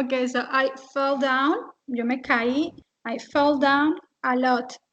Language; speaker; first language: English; non-native, fluent; Spanish